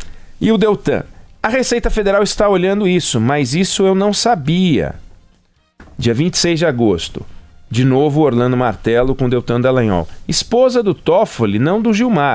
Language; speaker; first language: Portuguese; native; Portuguese